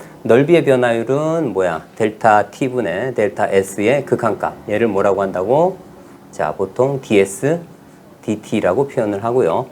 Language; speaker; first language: Korean; native; Korean